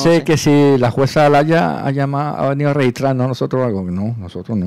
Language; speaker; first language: Spanish; native; Spanish